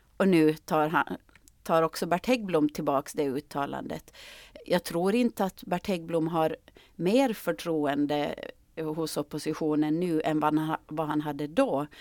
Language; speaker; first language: Swedish; native; Swedish